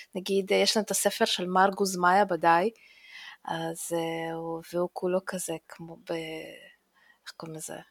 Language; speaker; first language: Hebrew; early bilingual, other home language; Russian